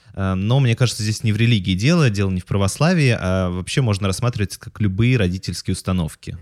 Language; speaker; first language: Russian; native; Russian